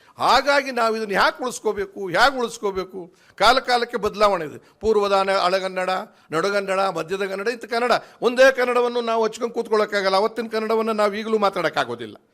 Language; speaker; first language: Kannada; native; Kannada